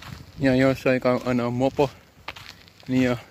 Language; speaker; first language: Finnish; native; Finnish